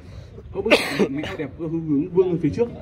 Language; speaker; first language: Vietnamese; native; Vietnamese